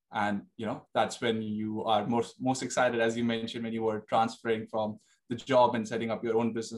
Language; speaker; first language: English; non-native, local second language; Hindi